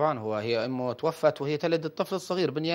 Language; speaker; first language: Arabic; native; Arabic